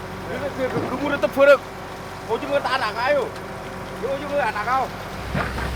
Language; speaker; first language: Korean; non-native, learner; Vietnamese